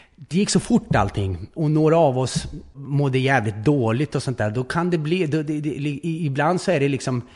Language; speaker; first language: Swedish; native; Swedish